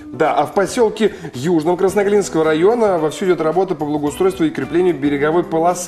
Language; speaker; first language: Russian; native; Russian